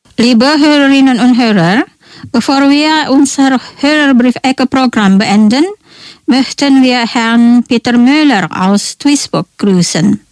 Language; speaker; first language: German; non-native, fluent; Indonesian